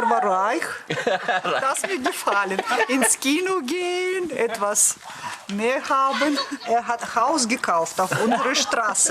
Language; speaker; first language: German; non-native, learner; Russian